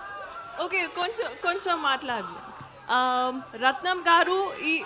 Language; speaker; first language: Telugu; non-native, learner; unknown